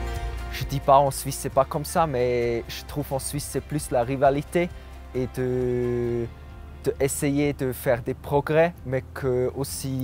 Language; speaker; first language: French; non-native, local second language; German